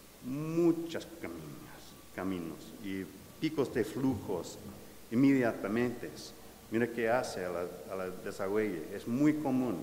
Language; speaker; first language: Spanish; non-native, fluent; English